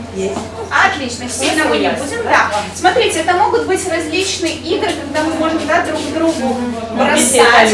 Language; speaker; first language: Russian; native; Russian